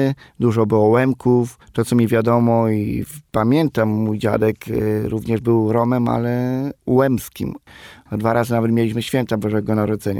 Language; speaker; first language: Polish; non-native, local second language; Romany